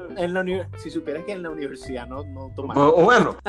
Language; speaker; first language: Spanish; native; Spanish